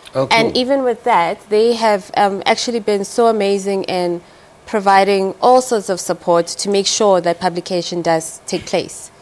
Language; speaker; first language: English; non-native, local second language; Tswana